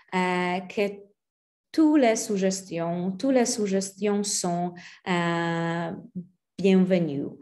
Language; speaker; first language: French; non-native, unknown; Polish